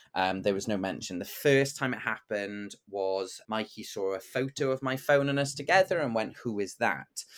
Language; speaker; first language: English; native; English